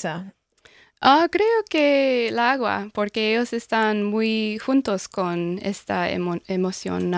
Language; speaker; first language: Spanish; non-native, learner; English